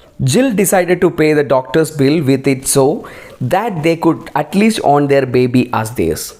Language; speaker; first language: English; non-native, local second language; Malayalam